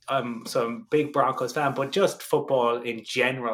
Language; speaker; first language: English; native; English